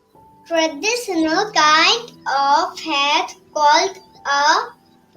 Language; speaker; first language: English; non-native, learner; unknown